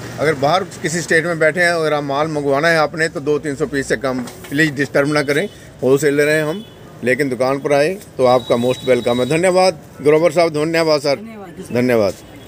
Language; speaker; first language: Hindi; non-native, local second language; Punjabi